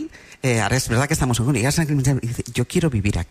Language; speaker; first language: Spanish; native; Spanish